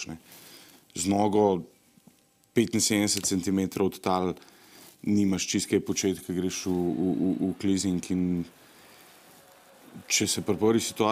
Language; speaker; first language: Slovenian; native; Slovenian